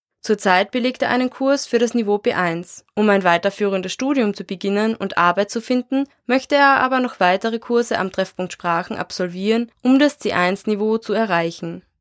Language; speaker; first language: German; native; German